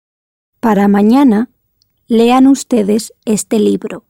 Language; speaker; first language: Spanish; non-native, learner; English